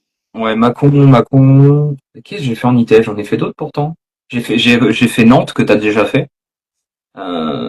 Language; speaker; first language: French; native; French